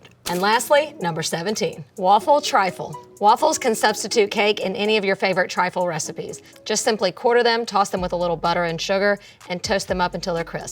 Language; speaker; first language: English; native; English